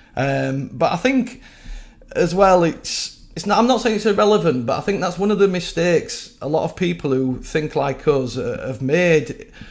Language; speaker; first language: English; native; English